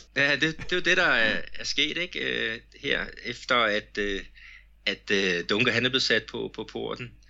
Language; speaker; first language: Danish; native; Danish